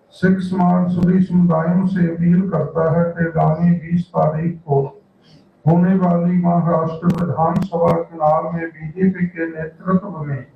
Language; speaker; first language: Hindi; non-native, local second language; Punjabi